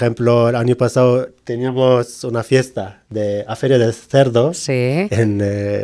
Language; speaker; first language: Spanish; non-native, learner; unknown